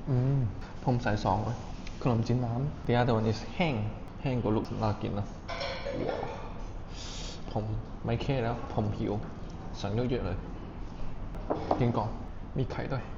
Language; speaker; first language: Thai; non-native, learner; Chinese